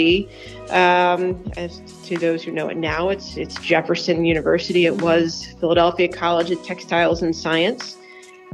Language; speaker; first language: English; native; English